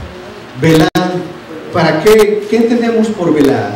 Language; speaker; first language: Spanish; native; Spanish